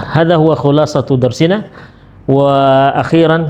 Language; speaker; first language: Arabic; non-native, fluent; Indonesian